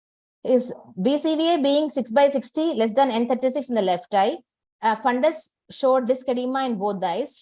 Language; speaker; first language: English; non-native, local second language; Tamil